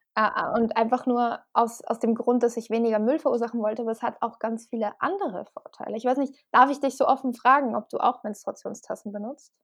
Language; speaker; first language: German; native; German